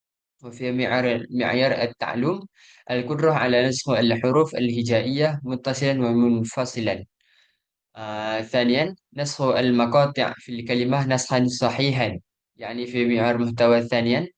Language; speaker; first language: Arabic; non-native, learner; Malay